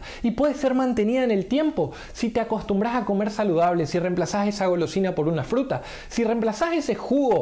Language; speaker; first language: Spanish; native; Spanish